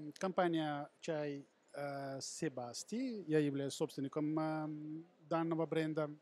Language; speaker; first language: Russian; non-native, fluent; Sinhala